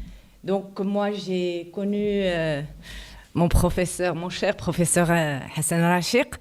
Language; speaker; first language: French; non-native, local second language; Arabic